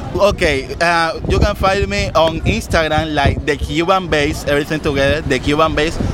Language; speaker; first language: English; non-native, learner; Spanish